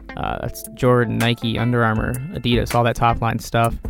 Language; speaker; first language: English; native; English